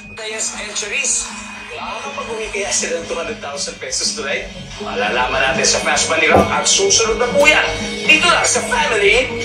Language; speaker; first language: Filipino; native; Filipino